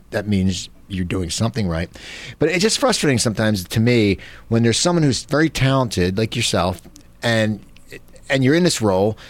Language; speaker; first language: English; native; English